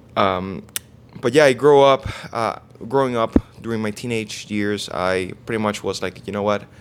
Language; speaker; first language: English; non-native, fluent; Spanish